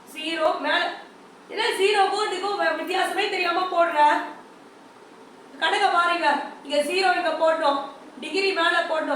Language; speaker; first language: Tamil; native; Tamil